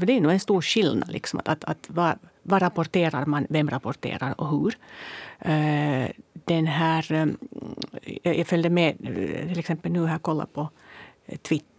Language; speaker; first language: Swedish; native; Swedish